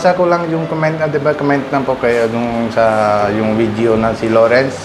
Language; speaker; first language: Filipino; non-native, learner; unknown